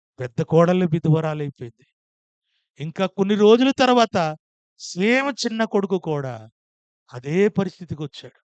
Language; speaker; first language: Telugu; non-native, fluent; Odia